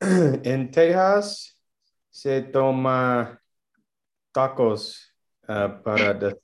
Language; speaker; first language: Spanish; non-native, learner; English